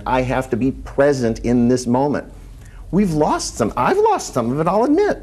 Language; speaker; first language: English; native; English